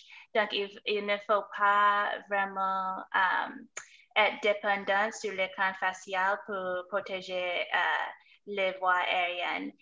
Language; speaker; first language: French; non-native, fluent; English